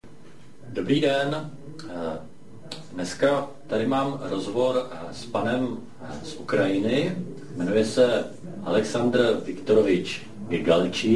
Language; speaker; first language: Czech; native; Czech